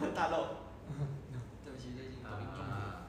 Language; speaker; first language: Chinese; native; Chinese